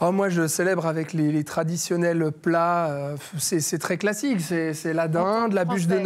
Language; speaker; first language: French; native; French